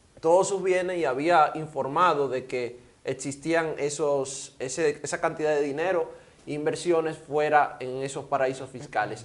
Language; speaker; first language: Spanish; native; Spanish